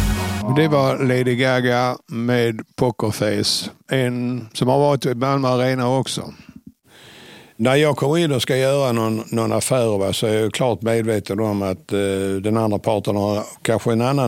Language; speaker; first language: Swedish; native; Swedish